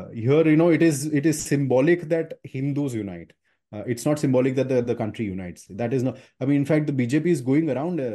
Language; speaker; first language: English; non-native, local second language; Hindi